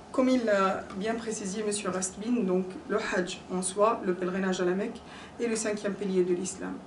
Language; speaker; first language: French; non-native, fluent; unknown